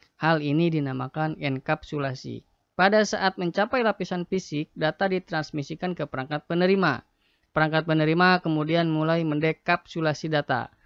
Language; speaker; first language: Indonesian; native; Indonesian